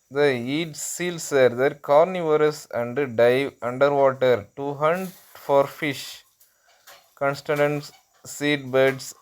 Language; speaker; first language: English; non-native, local second language; Tamil